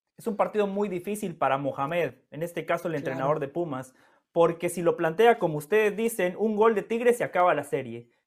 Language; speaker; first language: Spanish; native; Spanish